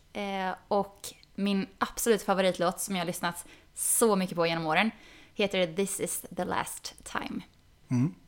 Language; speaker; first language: Swedish; native; Swedish